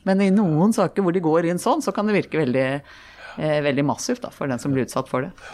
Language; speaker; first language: Norwegian; native; Norwegian